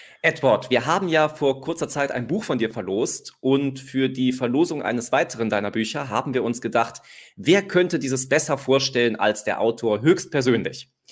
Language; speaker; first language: German; native; German